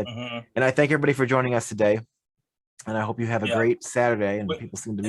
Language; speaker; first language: English; native; English